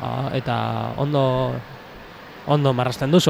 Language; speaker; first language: Basque; native; Basque